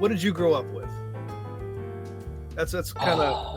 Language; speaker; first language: English; native; English